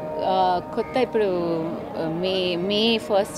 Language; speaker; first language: Telugu; non-native, fluent; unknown